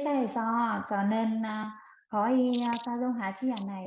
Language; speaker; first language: Korean; non-native, learner; Vietnamese